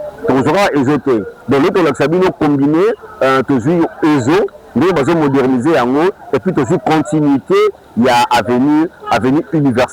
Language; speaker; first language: French; non-native, local second language; Lingala